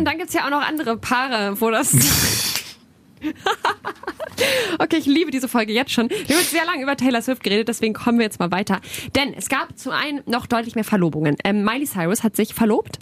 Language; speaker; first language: German; native; German